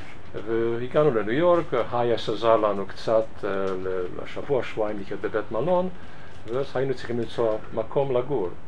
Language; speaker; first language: Hebrew; non-native, fluent; Hungarian